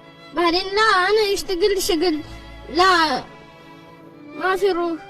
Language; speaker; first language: Arabic; non-native, learner; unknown